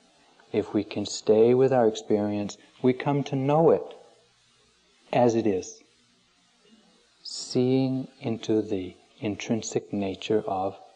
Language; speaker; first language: English; native; English